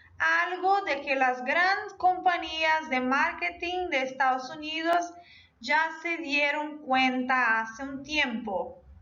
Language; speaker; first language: Spanish; non-native, fluent; Portuguese